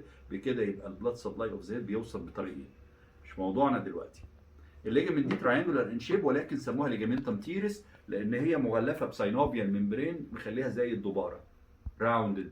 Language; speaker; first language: Arabic; native; Arabic